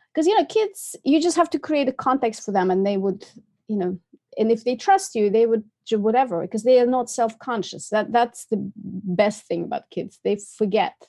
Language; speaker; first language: English; non-native, fluent; Russian